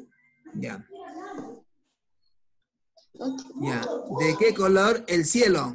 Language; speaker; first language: Spanish; native; Spanish